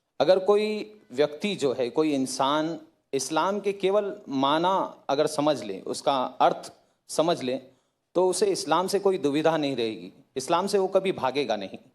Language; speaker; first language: Hindi; native; Hindi